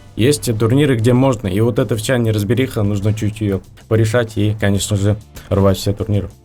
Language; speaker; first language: Russian; native; Russian